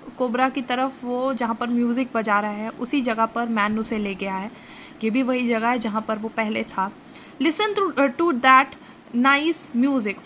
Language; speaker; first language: Hindi; native; Hindi